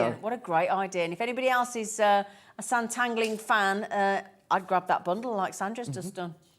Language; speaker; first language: English; native; English